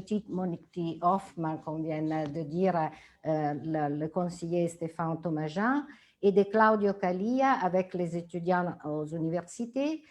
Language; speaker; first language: French; non-native, fluent; Italian